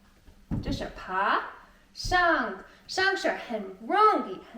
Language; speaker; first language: Chinese; non-native, learner; English